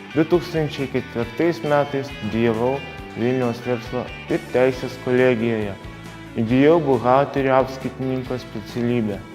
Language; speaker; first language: Lithuanian; native; Lithuanian